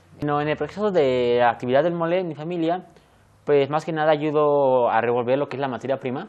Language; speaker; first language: Spanish; native; Spanish